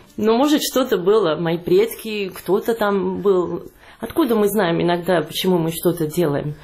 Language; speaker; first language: Russian; non-native, fluent; Catalan